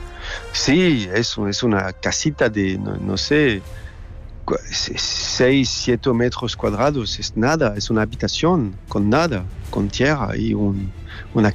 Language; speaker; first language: Spanish; non-native, learner; French